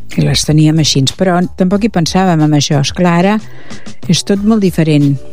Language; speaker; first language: Catalan; native; Catalan